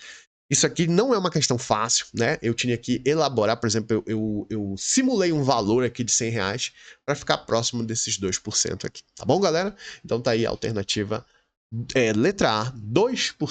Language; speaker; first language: Portuguese; native; Portuguese